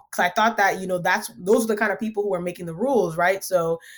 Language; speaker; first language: English; early bilingual, other home language; Akan